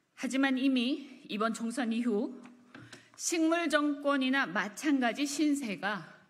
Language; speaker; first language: Korean; native; Korean